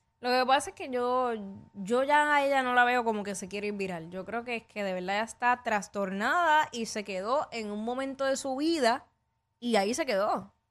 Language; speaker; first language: Spanish; native; Spanish